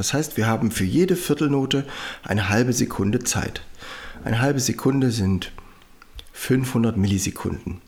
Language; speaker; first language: German; native; German